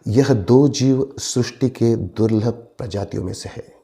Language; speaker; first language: Hindi; non-native, local second language; Marathi